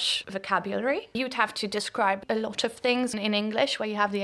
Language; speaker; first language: English; non-native, fluent; Luxembourgish